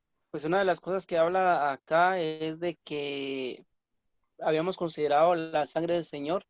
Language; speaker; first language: Spanish; native; Spanish